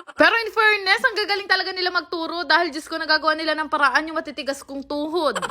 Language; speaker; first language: Filipino; native; Filipino